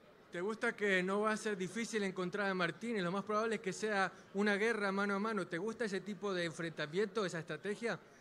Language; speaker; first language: Spanish; native; Spanish